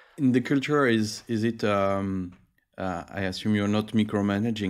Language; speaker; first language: English; non-native, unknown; French